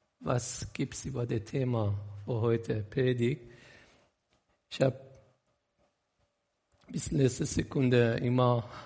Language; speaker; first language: German; non-native, learner; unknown